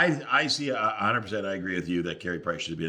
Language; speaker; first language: English; native; English